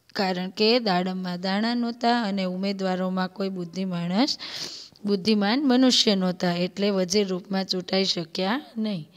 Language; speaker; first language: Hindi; non-native, local second language; Gujarati